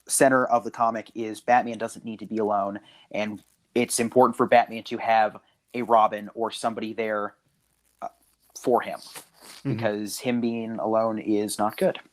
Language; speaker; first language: English; native; English